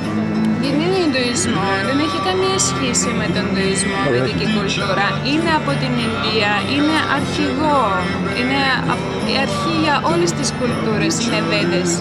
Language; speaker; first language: Greek; non-native, fluent; Ukrainian